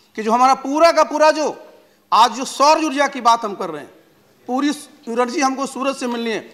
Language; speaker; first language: Hindi; native; Hindi